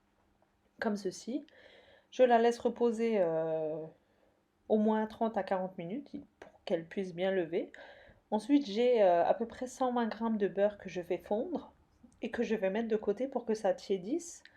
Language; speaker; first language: French; native; French